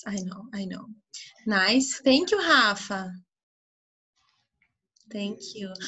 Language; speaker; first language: English; non-native, fluent; Portuguese